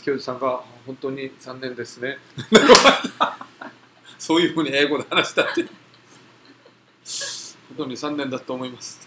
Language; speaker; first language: Japanese; non-native, fluent; Korean